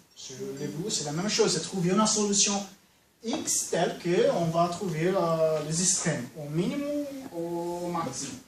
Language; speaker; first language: French; non-native, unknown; Portuguese